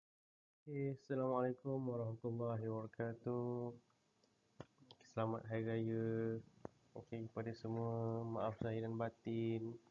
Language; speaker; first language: Malay; native; Malay